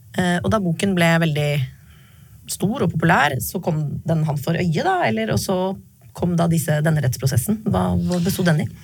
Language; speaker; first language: Norwegian; native; Norwegian